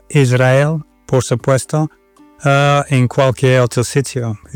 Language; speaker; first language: Spanish; non-native, fluent; English